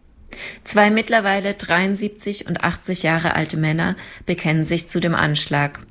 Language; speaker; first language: German; native; German